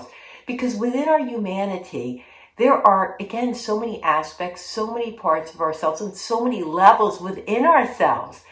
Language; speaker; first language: English; native; English